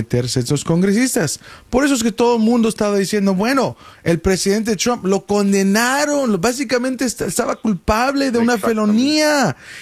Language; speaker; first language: Spanish; early bilingual, heritage; Spanish